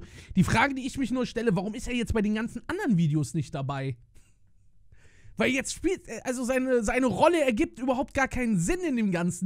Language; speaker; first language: German; native; German